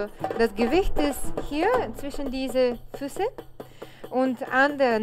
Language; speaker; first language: German; non-native, learner; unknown